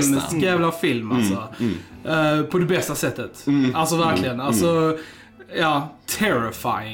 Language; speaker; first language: Swedish; native; Swedish